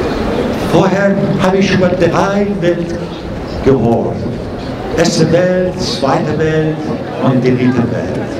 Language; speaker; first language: German; non-native, learner; Persian